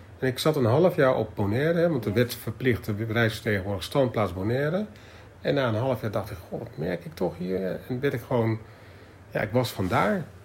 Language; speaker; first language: Dutch; native; Dutch